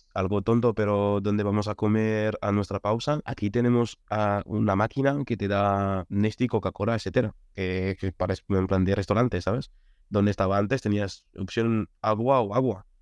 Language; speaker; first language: Spanish; non-native, fluent; French